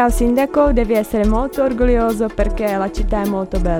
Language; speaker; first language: Italian; non-native, fluent; Czech